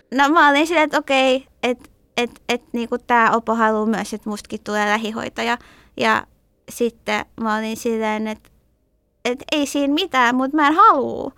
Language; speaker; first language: Finnish; early bilingual, other home language; Persian